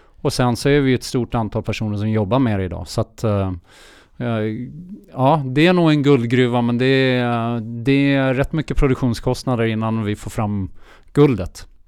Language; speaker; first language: Swedish; early bilingual, heritage; Swedish